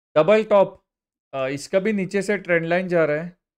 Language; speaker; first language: Hindi; non-native, local second language; Marathi